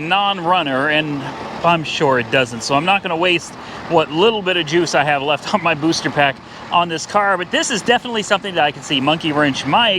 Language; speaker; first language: English; native; English